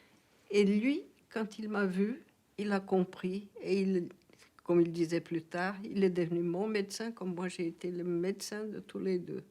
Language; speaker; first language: French; non-native, fluent; Portuguese